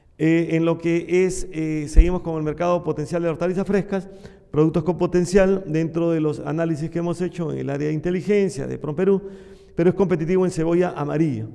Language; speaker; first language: Spanish; native; Spanish